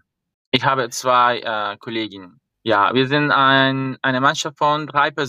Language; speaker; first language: German; non-native, fluent; Spanish